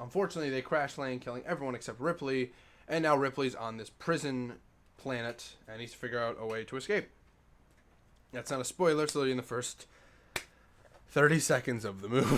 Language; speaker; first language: English; native; English